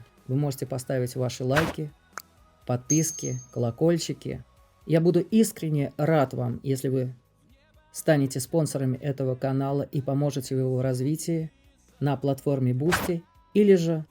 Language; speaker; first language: Russian; native; Russian